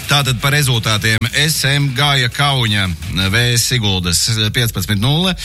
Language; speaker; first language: Latvian; native; Latvian